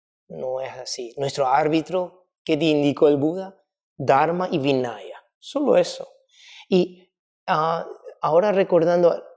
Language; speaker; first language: Spanish; non-native, fluent; Chinese